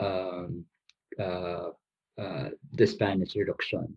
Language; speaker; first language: English; non-native, local second language; Bikol